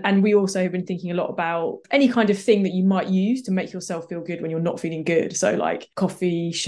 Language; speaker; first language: English; native; English